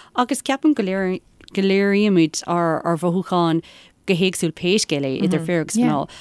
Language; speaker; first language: Irish; non-native, local second language; English